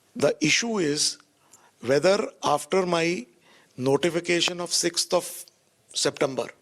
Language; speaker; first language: English; non-native, local second language; Punjabi